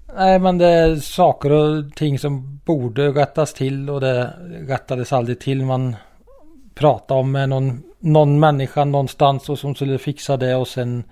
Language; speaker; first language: Swedish; native; Swedish